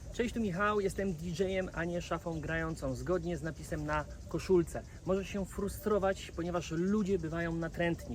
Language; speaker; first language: Polish; native; Polish